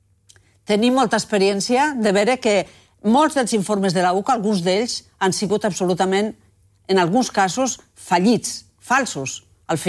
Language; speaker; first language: Catalan; native; Catalan